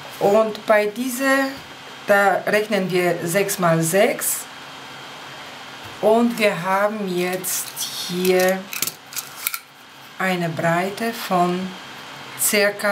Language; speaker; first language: German; non-native, fluent; Polish